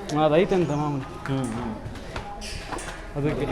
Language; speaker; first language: Kannada; native; Kannada